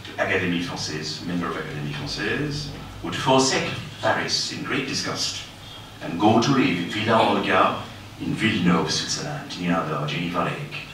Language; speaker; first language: English; non-native, local second language; Bangla